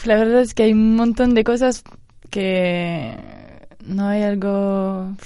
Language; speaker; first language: Spanish; non-native, fluent; French